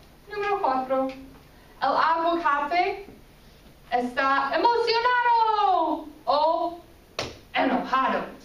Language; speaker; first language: Spanish; non-native, fluent; English